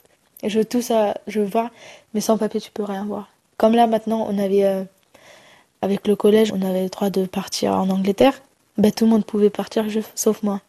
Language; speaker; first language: French; non-native, fluent; Romany